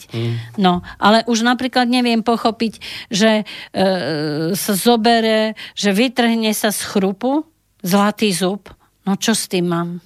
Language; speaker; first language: Slovak; native; Slovak